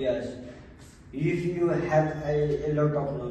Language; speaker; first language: English; non-native, learner; Hindi